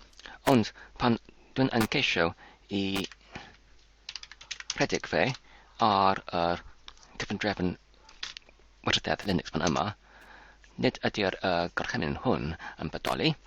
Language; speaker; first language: Welsh; non-native, learner; English